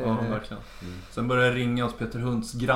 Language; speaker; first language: Swedish; native; Swedish